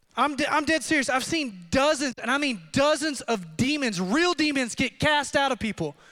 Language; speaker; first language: English; native; English